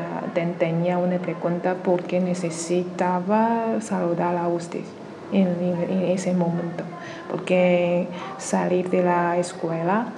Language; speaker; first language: Spanish; non-native, learner; Chinese